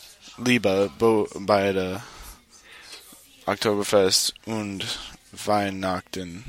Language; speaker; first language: German; non-native, learner; English